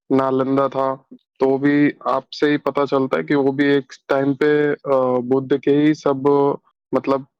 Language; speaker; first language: Hindi; native; Hindi